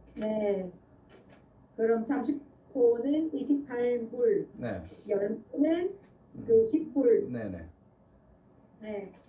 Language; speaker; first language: Korean; non-native, fluent; Vietnamese